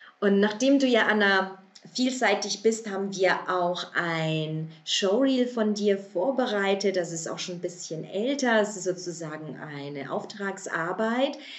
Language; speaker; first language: German; native; German